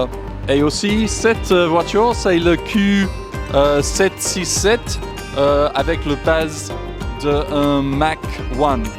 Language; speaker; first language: French; non-native, fluent; English